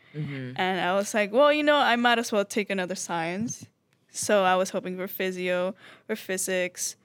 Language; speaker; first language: English; early bilingual, other home language; Spanish